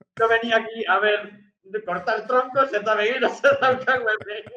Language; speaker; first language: Spanish; native; Spanish